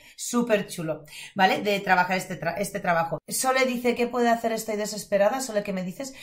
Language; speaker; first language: Spanish; non-native, fluent; Polish